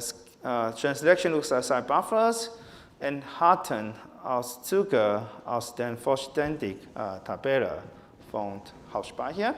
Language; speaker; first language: German; non-native, learner; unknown